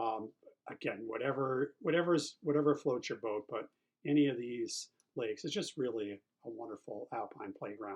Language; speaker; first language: English; native; English